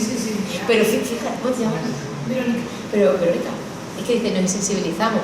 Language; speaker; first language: Spanish; native; Spanish